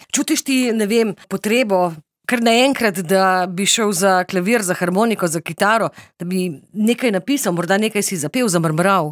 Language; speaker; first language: Slovenian; native; Slovenian